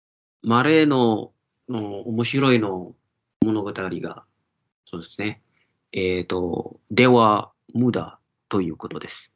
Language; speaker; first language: Japanese; non-native, learner; Malay